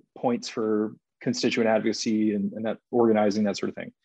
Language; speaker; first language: English; native; English